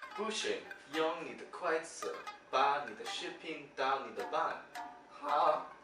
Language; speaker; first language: Chinese; non-native, learner; English